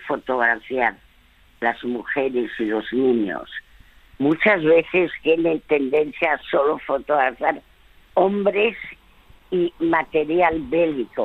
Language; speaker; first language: Spanish; early bilingual, other home language; French